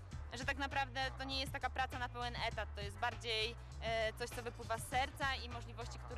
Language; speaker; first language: Polish; native; Polish